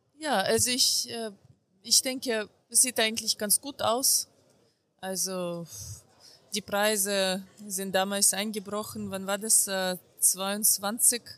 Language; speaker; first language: German; non-native, fluent; Ukrainian